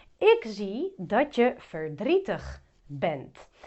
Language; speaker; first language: Dutch; non-native, fluent; Polish